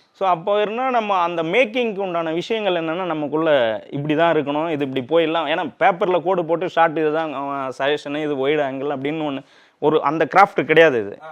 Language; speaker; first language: Tamil; native; Tamil